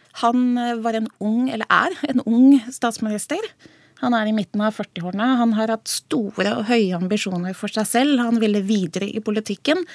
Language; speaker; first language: Norwegian; early bilingual, heritage; Norwegian